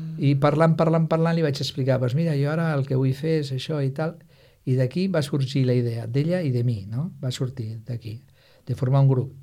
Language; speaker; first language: Catalan; non-native, local second language; Spanish